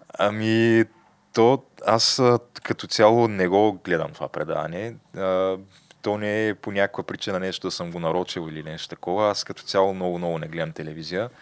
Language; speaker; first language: Bulgarian; native; Bulgarian